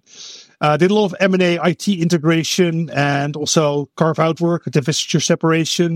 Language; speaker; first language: English; non-native, fluent; Dutch